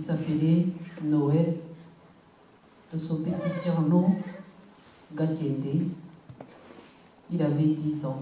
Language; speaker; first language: French; non-native, local second language; Kinyarwanda